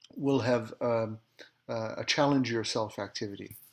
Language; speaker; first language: English; early bilingual, other home language; French